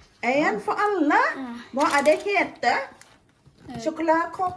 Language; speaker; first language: Swedish; non-native, learner; Thai